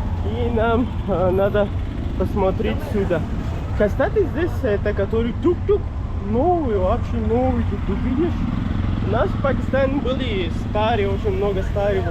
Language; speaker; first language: Russian; non-native, learner; Pashto